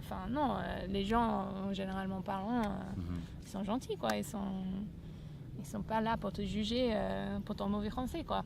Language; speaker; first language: French; non-native, fluent; English